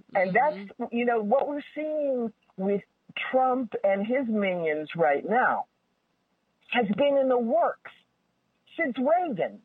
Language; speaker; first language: English; native; English